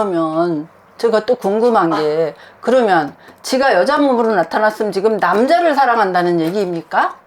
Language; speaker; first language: Korean; native; Korean